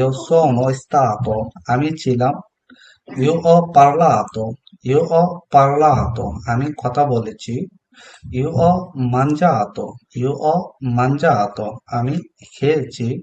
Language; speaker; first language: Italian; non-native, fluent; Bangla